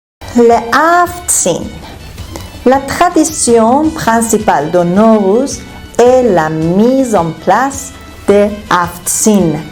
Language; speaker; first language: French; non-native, fluent; Persian